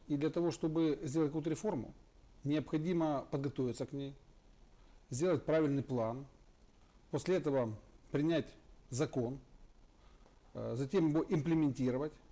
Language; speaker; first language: Russian; native; Russian